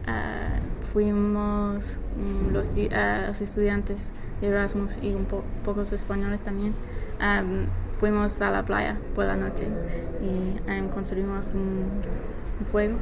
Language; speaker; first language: Spanish; non-native, fluent; English